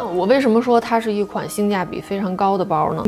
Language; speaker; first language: Chinese; native; Chinese